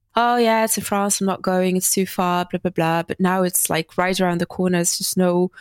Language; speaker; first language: English; non-native, fluent; Dutch